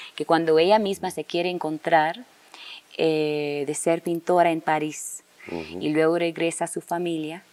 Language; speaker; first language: Spanish; early bilingual, heritage; Spanish